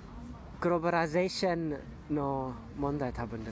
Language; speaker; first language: Japanese; non-native, learner; German